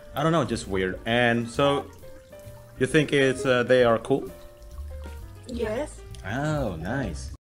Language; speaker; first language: English; non-native, fluent; Indonesian